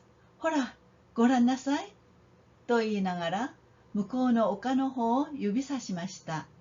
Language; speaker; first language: Japanese; non-native, fluent; Korean